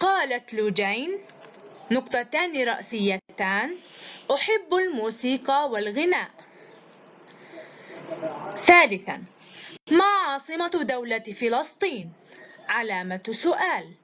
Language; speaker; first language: Arabic; native; Arabic